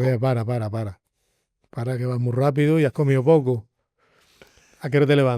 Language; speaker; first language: Spanish; native; Spanish